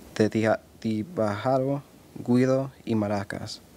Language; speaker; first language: Spanish; early bilingual, other home language; English